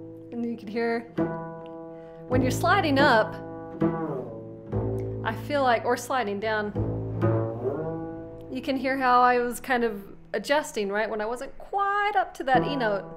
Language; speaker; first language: English; native; English